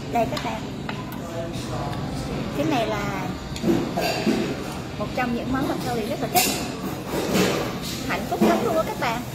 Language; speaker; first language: Vietnamese; early bilingual, heritage; Vietnamese